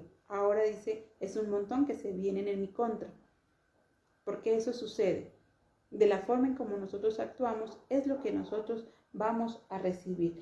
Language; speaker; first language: Spanish; native; Spanish